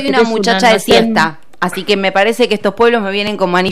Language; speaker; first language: Spanish; native; Spanish